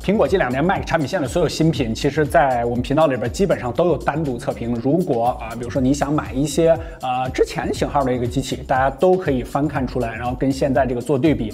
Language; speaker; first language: Chinese; native; Chinese